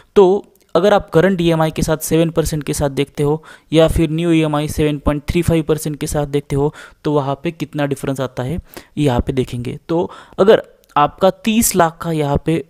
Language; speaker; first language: Hindi; non-native, local second language; Marathi